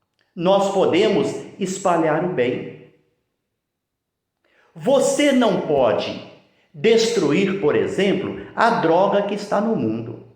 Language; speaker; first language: Portuguese; native; Portuguese